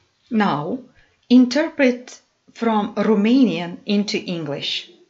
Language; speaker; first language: English; non-native, fluent; Romanian